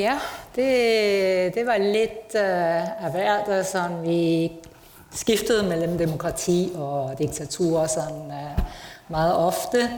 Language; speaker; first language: Danish; non-native, fluent; Spanish